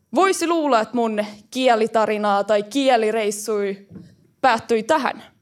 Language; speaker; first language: Finnish; early bilingual, heritage; Finnish